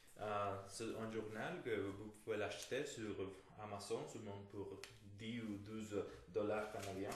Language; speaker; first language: French; non-native, fluent; Spanish